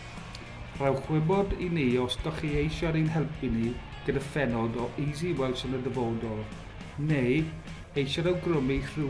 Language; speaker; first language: Welsh; native; Welsh